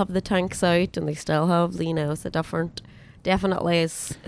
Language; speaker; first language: English; native; English